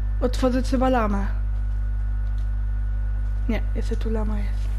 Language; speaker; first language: Polish; early bilingual, heritage; German